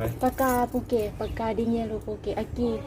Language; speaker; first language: Portuguese; non-native, learner; Thai